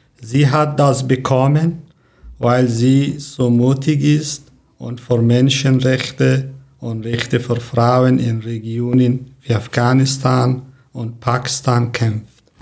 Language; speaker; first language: German; non-native, learner; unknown